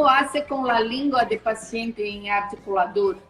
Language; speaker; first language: Spanish; non-native, learner; Portuguese